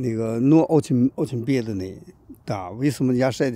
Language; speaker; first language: Russian; non-native, learner; Chinese